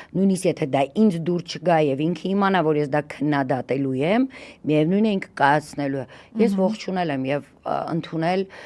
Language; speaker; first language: Armenian; native; Armenian